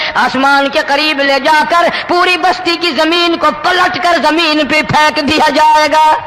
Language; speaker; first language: Urdu; non-native, local second language; Punjabi